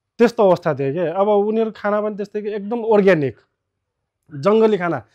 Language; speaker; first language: Nepali; non-native, local second language; Rana Tharu